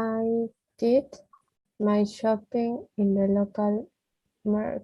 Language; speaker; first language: English; non-native, learner; Portuguese